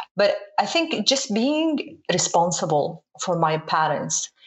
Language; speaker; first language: English; non-native, fluent; Arabic